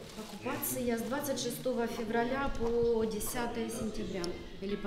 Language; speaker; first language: Russian; native; Russian